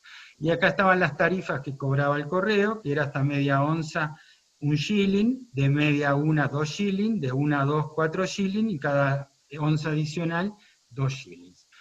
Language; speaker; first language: Spanish; native; Spanish